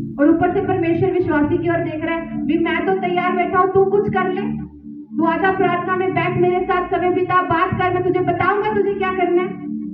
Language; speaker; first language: Hindi; native; Hindi